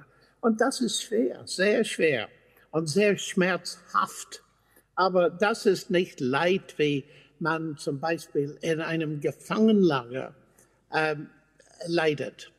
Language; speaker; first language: German; non-native, fluent; English